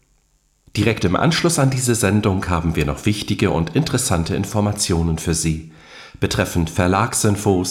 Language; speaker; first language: German; native; German